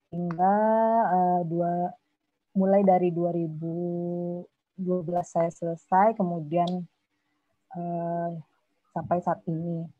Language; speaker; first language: Indonesian; non-native, local second language; Minangkabau